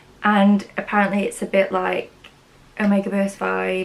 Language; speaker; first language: English; native; English